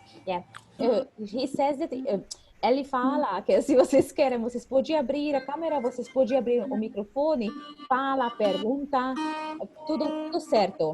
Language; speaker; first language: Portuguese; non-native, fluent; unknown